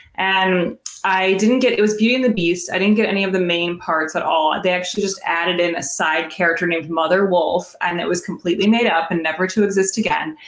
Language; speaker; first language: English; native; English